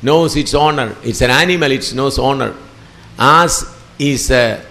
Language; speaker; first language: English; non-native, local second language; Malayalam